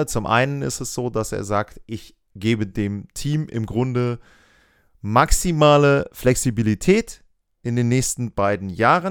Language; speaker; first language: German; native; German